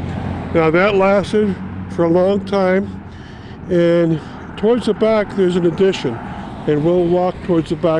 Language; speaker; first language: English; native; English